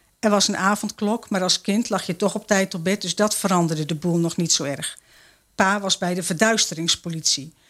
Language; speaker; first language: Dutch; native; Dutch